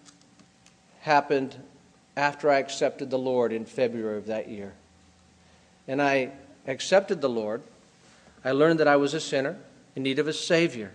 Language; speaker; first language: English; native; English